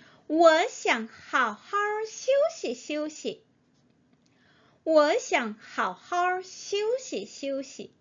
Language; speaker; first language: Chinese; non-native, fluent; Korean